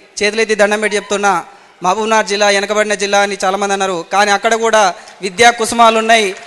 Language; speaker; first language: Telugu; native; Telugu